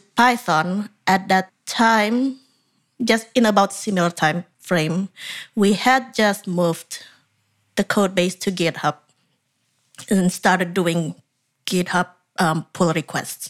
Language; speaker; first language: English; non-native, fluent; Indonesian